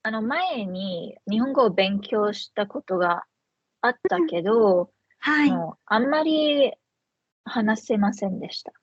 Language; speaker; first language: Japanese; non-native, fluent; English